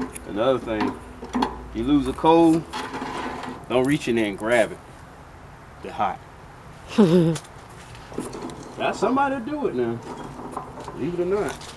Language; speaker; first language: English; native; English